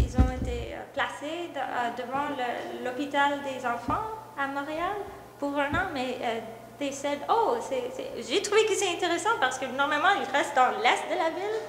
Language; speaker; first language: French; non-native, local second language; English